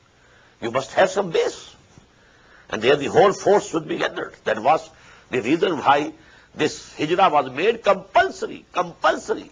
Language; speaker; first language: English; non-native, local second language; Urdu